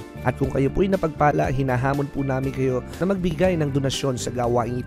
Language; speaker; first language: Filipino; native; Filipino